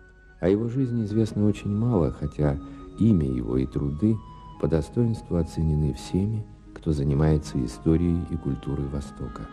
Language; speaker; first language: Russian; native; Russian